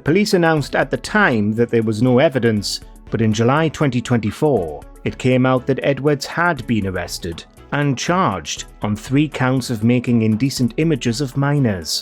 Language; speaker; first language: English; native; English